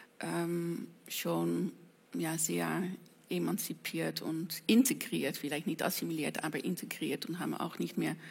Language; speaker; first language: German; non-native, fluent; Dutch